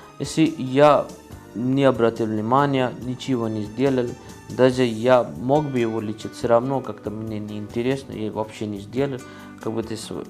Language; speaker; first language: Russian; non-native, learner; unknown